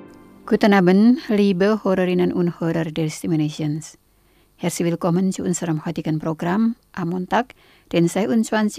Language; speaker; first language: German; non-native, fluent; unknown